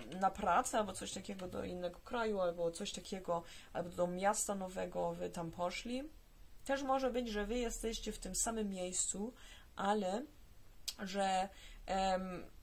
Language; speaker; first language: Polish; early bilingual, heritage; Polish